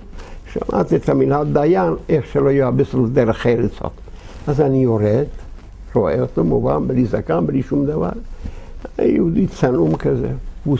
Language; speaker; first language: Hebrew; non-native, fluent; Yiddish